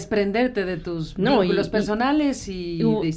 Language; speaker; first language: Spanish; native; Spanish